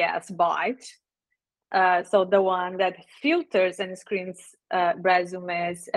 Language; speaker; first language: English; non-native, fluent; Portuguese